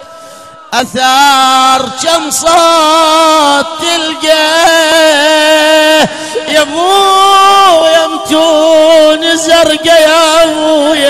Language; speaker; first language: Arabic; native; Arabic